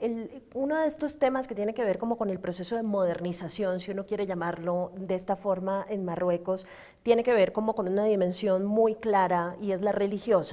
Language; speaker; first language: Spanish; native; Spanish